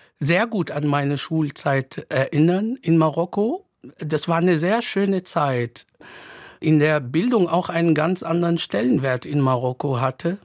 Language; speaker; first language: German; non-native, fluent; Arabic